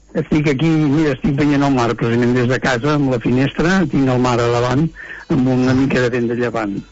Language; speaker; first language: Catalan; native; Catalan